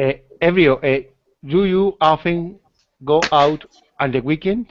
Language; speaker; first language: English; non-native, learner; Spanish